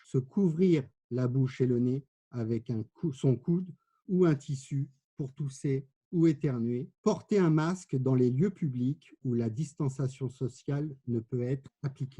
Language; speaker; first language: French; native; French